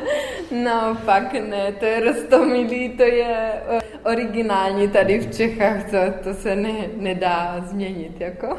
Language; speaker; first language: Czech; early bilingual, heritage; Arabic